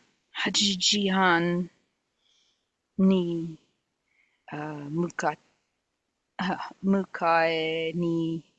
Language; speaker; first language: Japanese; non-native, learner; English